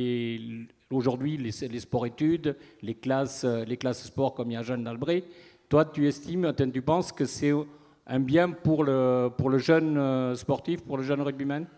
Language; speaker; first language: French; native; French